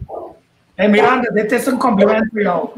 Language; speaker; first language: Dutch; non-native, local second language; Papiamento